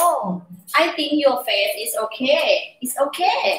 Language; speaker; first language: English; non-native, learner; Thai